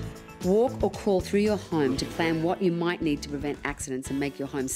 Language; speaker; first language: English; native; English